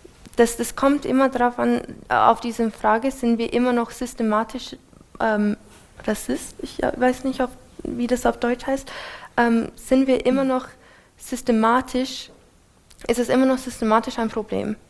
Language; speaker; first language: German; non-native, fluent; English